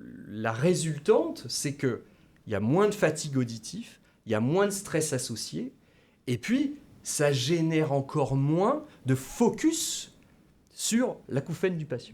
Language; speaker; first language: French; native; French